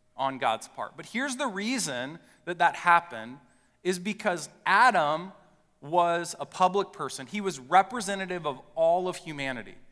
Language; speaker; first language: English; native; English